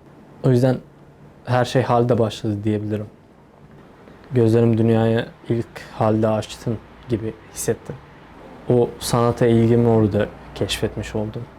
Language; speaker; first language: Turkish; early bilingual, other home language; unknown